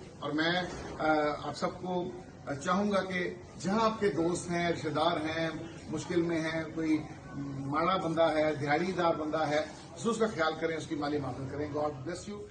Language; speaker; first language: Urdu; non-native, local second language; Punjabi